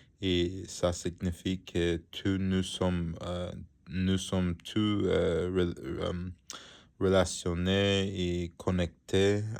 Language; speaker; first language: French; non-native, learner; English